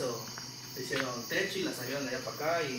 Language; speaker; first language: Spanish; native; Spanish